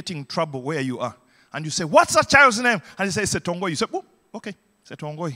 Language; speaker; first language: English; non-native, local second language; Ganda